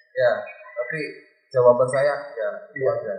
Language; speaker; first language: Indonesian; non-native, learner; Filipino